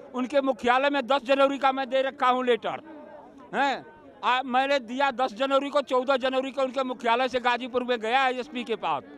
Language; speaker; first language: Hindi; native; Hindi